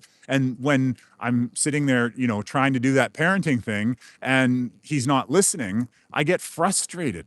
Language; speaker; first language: English; native; English